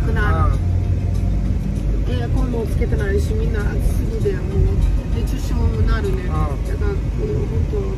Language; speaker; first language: Japanese; non-native, fluent; Russian